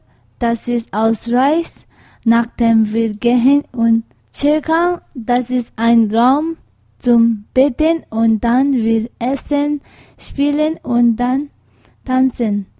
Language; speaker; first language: German; non-native, learner; Tibetan